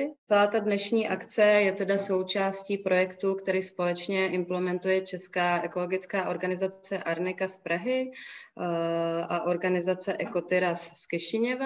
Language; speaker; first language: Czech; native; Czech